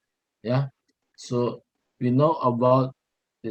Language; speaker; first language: English; non-native, learner; Indonesian